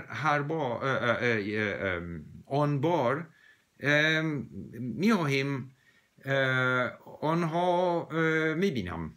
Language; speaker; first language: Persian; non-native, learner; English